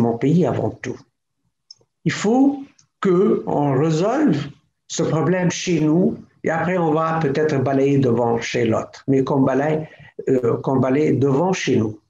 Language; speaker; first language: French; non-native, local second language; Arabic